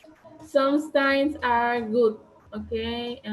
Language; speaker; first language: English; non-native, learner; Spanish